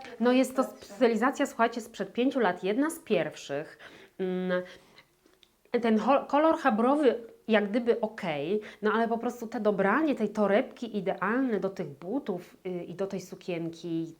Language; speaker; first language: Polish; native; Polish